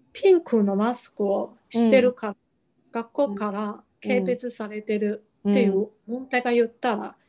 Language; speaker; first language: Japanese; non-native, fluent; Chinese